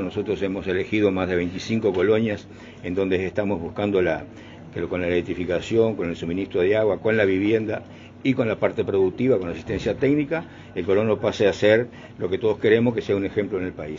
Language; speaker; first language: Spanish; native; Spanish